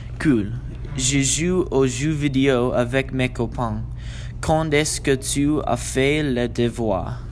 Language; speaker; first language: French; non-native, learner; English